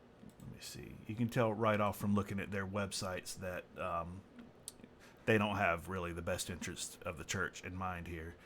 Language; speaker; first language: English; native; English